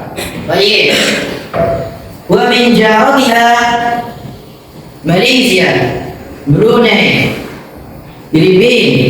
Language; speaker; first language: Arabic; non-native, learner; Indonesian